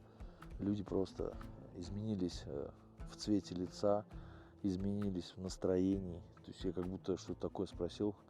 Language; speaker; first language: Russian; native; Russian